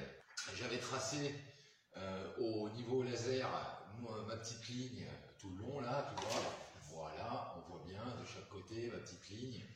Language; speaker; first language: French; native; French